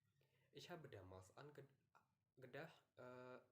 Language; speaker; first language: German; non-native, learner; Indonesian